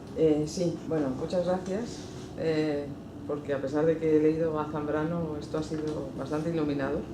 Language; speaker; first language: Spanish; native; Spanish